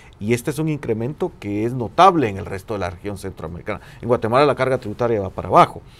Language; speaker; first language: Spanish; native; Spanish